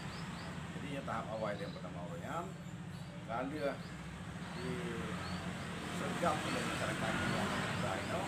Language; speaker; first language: Indonesian; non-native, local second language; Achinese